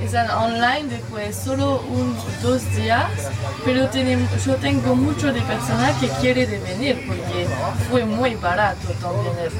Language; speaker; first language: Spanish; non-native, learner; French